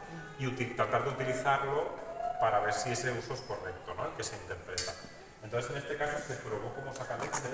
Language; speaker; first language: Spanish; native; Spanish